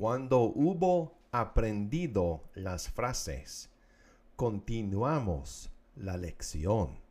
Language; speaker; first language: Spanish; non-native, fluent; English